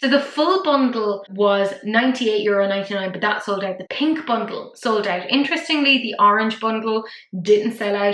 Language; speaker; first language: English; native; English